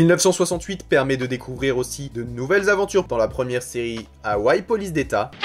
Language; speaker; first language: French; native; French